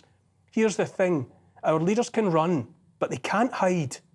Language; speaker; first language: English; native; English